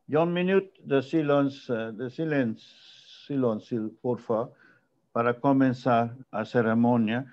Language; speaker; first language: Portuguese; non-native, fluent; English